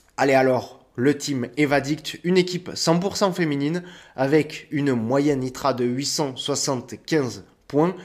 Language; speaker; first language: French; native; French